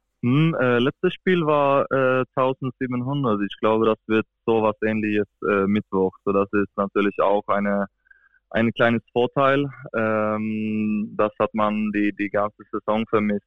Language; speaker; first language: German; non-native, fluent; Swedish